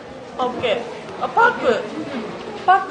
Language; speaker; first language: Korean; non-native, learner; Japanese